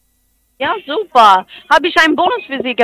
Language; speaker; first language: German; non-native, learner; Spanish